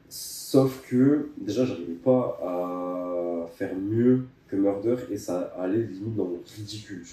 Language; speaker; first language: French; native; French